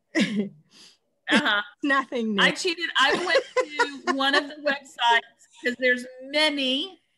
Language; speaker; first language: English; native; English